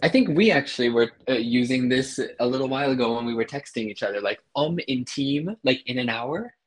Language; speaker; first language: English; native; English